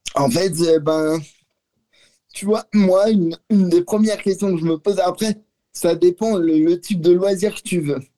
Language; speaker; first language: French; native; French